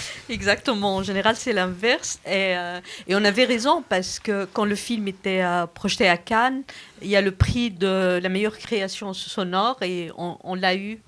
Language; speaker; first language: French; non-native, local second language; Arabic